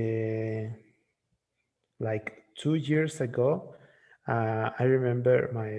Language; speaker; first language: English; non-native, learner; Spanish